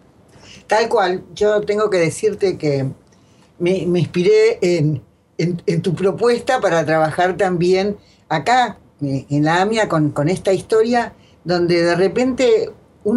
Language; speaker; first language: Spanish; native; Spanish